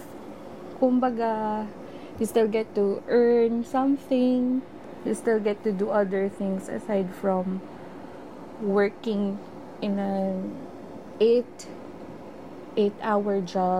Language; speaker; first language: English; non-native, local second language; Filipino